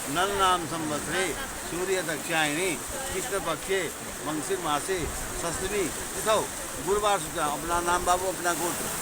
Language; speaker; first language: Hindi; native; Hindi